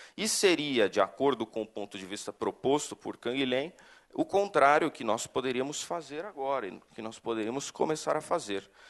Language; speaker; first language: Portuguese; native; Portuguese